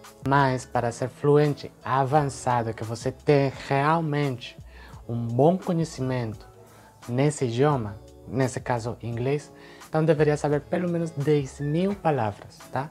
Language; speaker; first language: Portuguese; non-native, fluent; Spanish